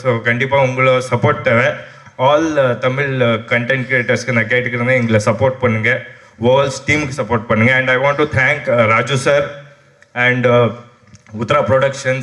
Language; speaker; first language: Tamil; non-native, local second language; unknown